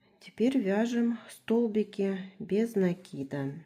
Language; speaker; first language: Russian; native; Russian